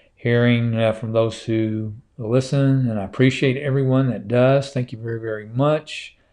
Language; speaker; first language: English; native; English